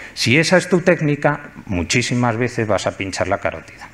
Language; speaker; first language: Spanish; native; Spanish